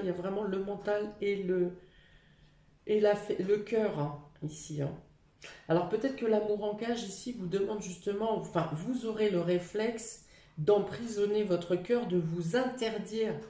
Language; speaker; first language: French; native; French